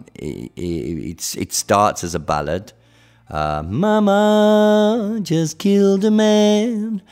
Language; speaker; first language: English; native; English